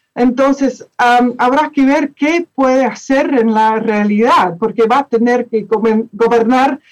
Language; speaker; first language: Spanish; non-native, fluent; English